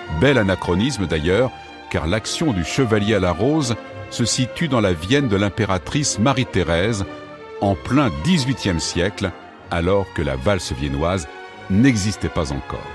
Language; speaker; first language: French; native; French